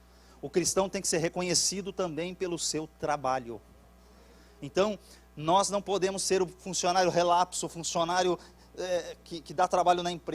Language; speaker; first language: Portuguese; native; Portuguese